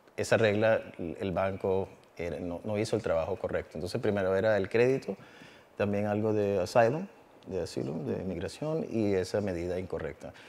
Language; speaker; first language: Spanish; early bilingual, heritage; Spanish